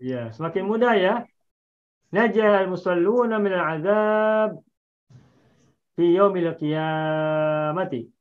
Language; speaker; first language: Arabic; non-native, fluent; Indonesian